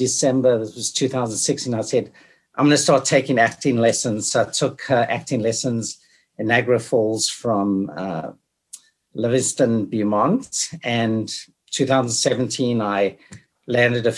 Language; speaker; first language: English; native; English